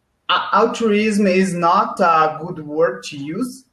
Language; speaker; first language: English; non-native, learner; Portuguese